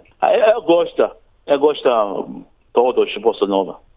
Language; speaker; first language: Portuguese; non-native, learner; English